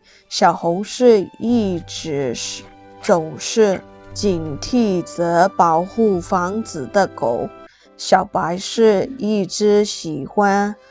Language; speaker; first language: Chinese; non-native, fluent; Burmese